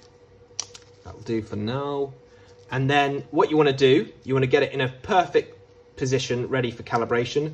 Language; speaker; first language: English; native; English